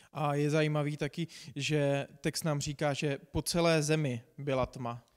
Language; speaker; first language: Czech; non-native, fluent; English